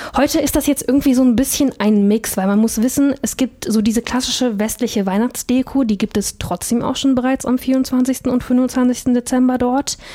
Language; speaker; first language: German; early bilingual, other home language; Russian